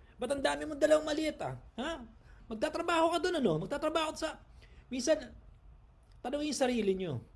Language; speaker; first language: Filipino; native; Filipino